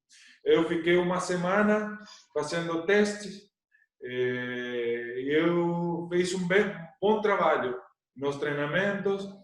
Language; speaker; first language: Portuguese; non-native, learner; Spanish